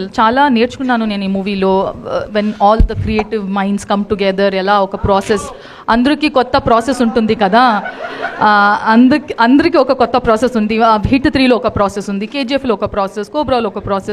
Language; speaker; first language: Telugu; non-native, fluent; Kannada